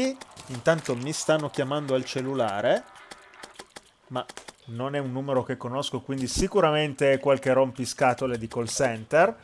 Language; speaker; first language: Italian; native; Italian